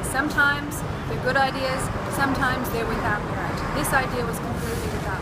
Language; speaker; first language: English; native; English